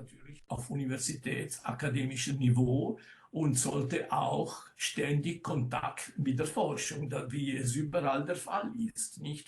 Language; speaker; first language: German; non-native, local second language; Italian